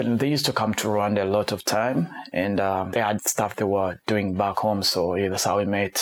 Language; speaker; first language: English; non-native, local second language; Kinyarwanda